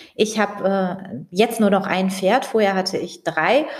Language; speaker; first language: German; native; German